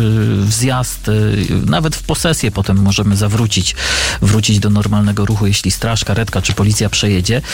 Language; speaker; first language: Polish; native; Polish